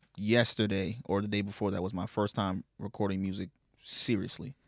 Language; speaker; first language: English; early bilingual, other home language; Yoruba